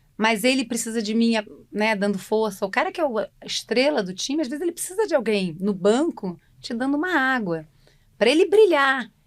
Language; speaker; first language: Portuguese; native; Portuguese